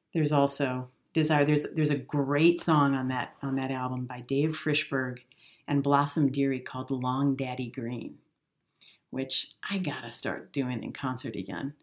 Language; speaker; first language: English; native; English